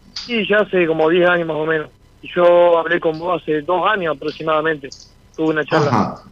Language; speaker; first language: Spanish; native; Spanish